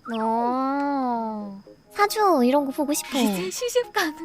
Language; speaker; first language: Korean; native; Korean